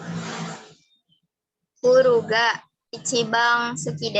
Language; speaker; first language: Japanese; non-native, learner; Indonesian